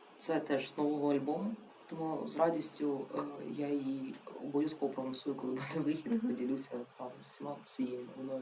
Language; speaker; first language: Ukrainian; non-native, local second language; Russian